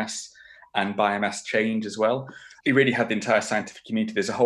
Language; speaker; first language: English; native; English